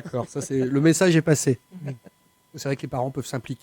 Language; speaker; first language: French; native; French